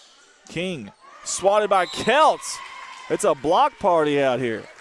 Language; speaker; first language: English; native; English